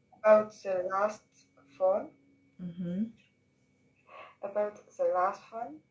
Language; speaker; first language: English; non-native, learner; French